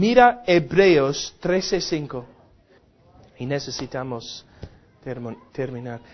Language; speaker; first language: Spanish; non-native, fluent; English